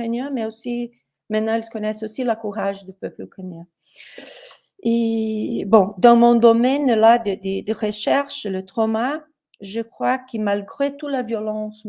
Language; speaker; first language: French; non-native, fluent; Portuguese